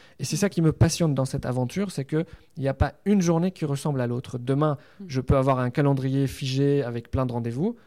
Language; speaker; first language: French; non-native, local second language; Arabic